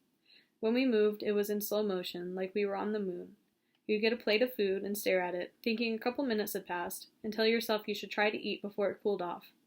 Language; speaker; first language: English; native; English